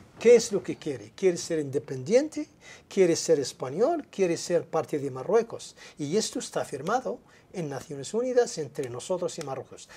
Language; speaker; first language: Spanish; non-native, local second language; Arabic